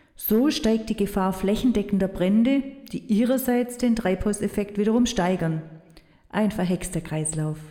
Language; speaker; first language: German; native; German